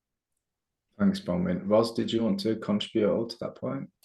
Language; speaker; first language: English; native; English